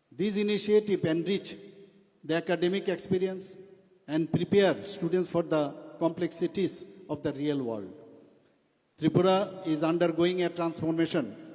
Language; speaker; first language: English; non-native, local second language; Bangla